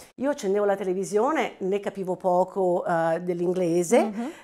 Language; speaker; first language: Italian; native; Italian